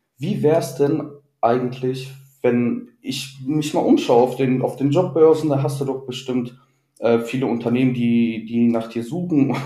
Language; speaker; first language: German; native; German